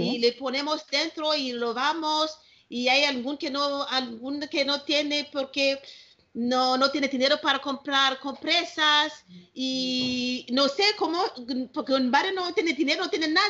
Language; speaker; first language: Spanish; non-native, learner; Malagasy